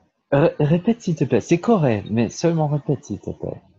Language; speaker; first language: French; non-native, fluent; Portuguese